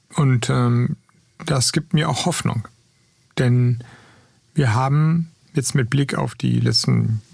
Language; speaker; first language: German; native; German